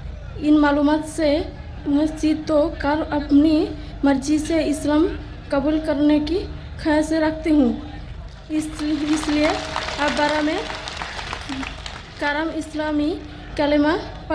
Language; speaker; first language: Hindi; non-native, local second language; Bangla